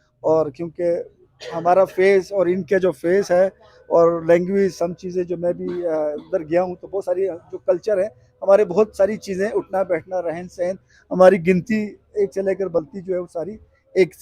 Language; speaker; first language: Hindi; non-native, local second language; Balti